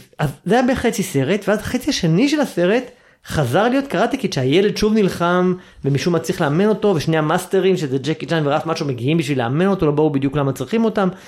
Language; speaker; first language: Hebrew; native; Hebrew